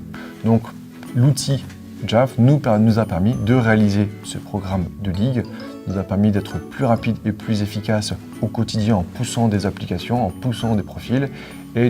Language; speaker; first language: French; native; French